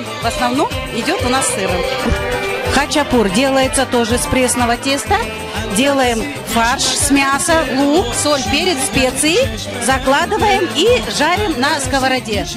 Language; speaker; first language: Russian; native; Russian